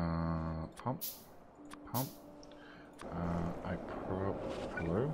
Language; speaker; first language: English; native; English